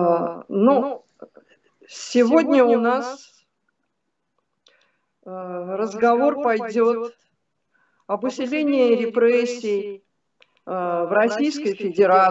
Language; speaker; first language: Russian; native; Russian